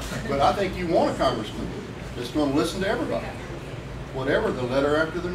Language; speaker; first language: English; native; English